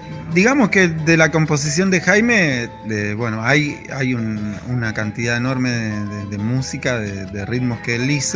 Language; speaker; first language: Spanish; native; Spanish